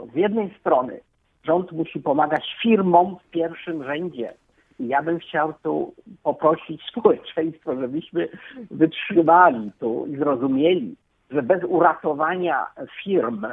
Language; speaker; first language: Polish; native; Polish